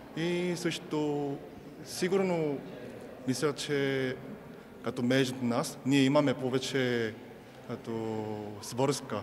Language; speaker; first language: Bulgarian; non-native, learner; Korean